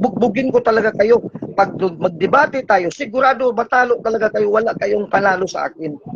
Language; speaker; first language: Filipino; non-native, local second language; Cebuano